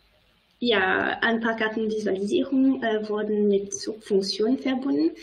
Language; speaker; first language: German; non-native, fluent; French